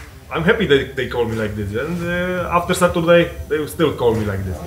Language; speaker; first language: English; non-native, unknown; Polish